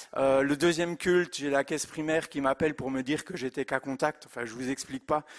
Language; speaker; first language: French; native; French